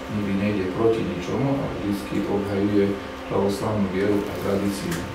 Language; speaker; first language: Slovak; native; Slovak